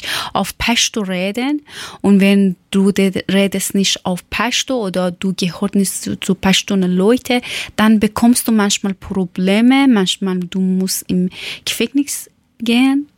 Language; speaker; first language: German; non-native, learner; Persian